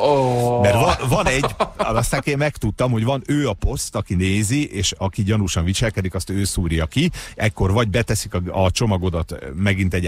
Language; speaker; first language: Hungarian; native; Hungarian